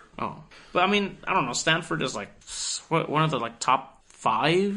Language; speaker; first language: English; early bilingual, other home language; Spanish